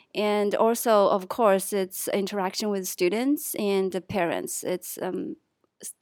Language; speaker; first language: English; non-native, fluent; Chinese